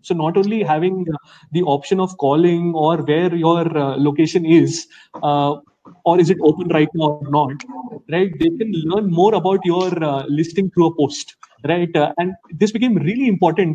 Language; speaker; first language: English; non-native, local second language; Hindi